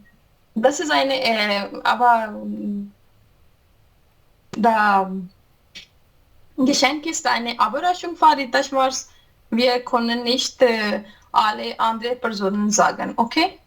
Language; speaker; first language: German; non-native, learner; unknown